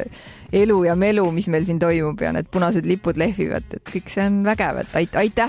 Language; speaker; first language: Estonian; native; Estonian